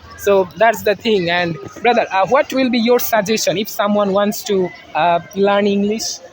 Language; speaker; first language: English; non-native, fluent; Bangla